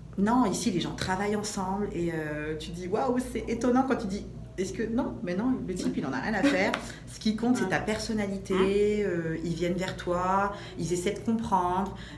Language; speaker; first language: French; native; French